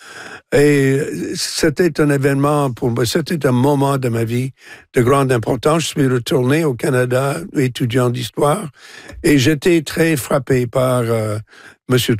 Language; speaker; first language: French; non-native, local second language; English